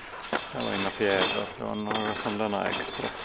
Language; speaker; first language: Swedish; native; Swedish